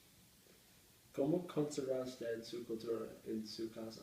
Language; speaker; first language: Spanish; non-native, learner; English